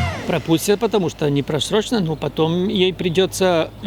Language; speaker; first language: Russian; non-native, fluent; Spanish